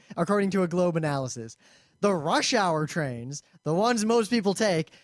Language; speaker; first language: English; native; English